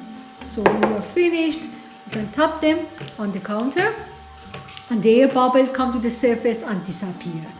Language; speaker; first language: English; non-native, fluent; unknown